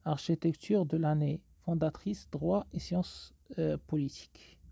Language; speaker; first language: French; non-native, local second language; Arabic